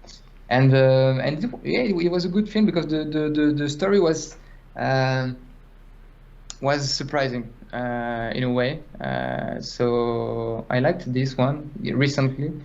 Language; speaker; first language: English; non-native, fluent; French